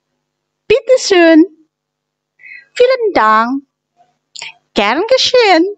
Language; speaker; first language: German; non-native, fluent; Indonesian